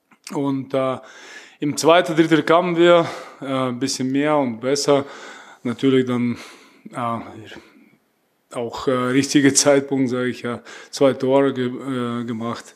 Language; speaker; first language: German; non-native, fluent; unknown